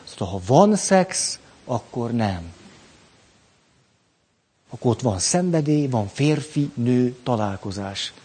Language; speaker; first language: Hungarian; native; Hungarian